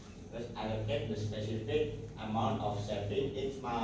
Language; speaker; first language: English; non-native, learner; Indonesian